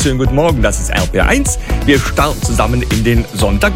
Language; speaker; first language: German; native; German